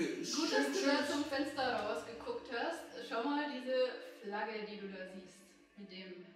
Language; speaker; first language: German; native; German